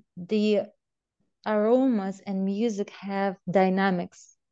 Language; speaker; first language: English; non-native, fluent; Russian